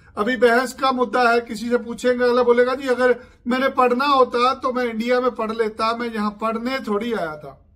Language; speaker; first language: Hindi; non-native, local second language; Punjabi